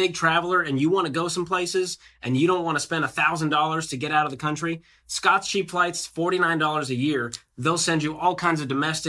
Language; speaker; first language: English; native; English